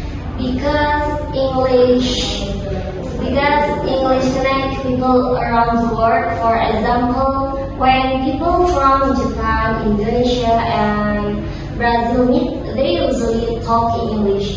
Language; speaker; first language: English; non-native, learner; Indonesian